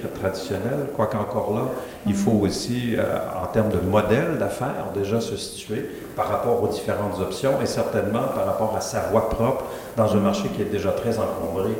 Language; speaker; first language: French; native; French